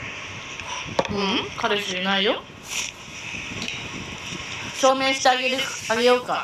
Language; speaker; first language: Japanese; native; Japanese